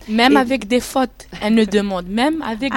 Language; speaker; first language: French; non-native, learner; Arabic